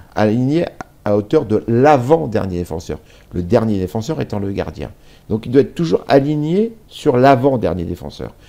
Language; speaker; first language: French; native; French